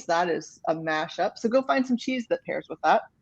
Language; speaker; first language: English; native; English